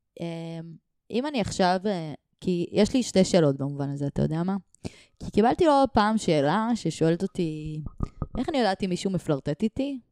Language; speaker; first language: Hebrew; native; Hebrew